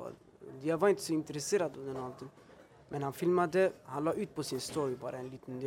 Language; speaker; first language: Swedish; early bilingual, other home language; Albanian